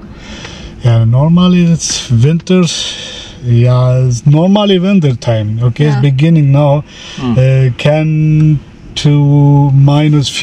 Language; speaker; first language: English; non-native, learner; Turkish